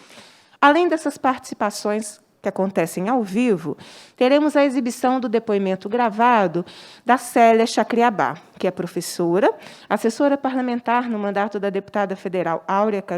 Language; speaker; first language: Portuguese; native; Portuguese